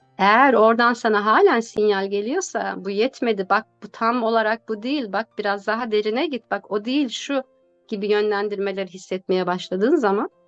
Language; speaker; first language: Turkish; native; Turkish